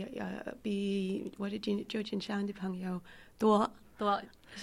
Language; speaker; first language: Chinese; non-native, fluent; English